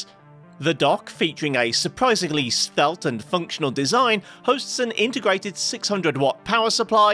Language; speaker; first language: English; native; English